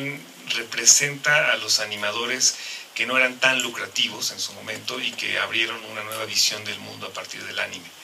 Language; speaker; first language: Spanish; non-native, learner; Japanese